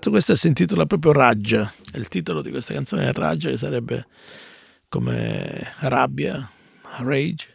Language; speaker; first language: Italian; native; Italian